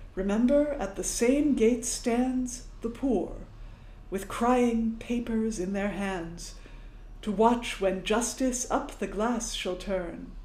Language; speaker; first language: English; native; English